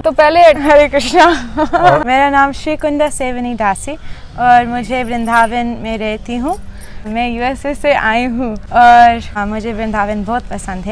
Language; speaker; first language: Hindi; non-native, learner; English